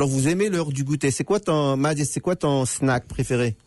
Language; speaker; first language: French; native; French